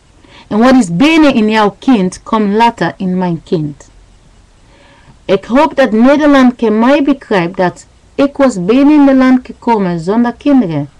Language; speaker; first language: Dutch; non-native, learner; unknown